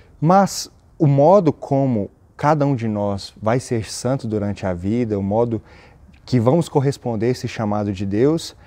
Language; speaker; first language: Portuguese; native; Portuguese